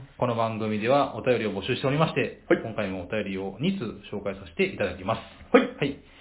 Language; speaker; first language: Japanese; native; Japanese